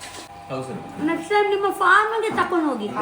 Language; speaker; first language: Kannada; non-native, local second language; Tulu